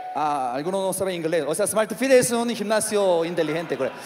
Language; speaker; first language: Spanish; non-native, fluent; Korean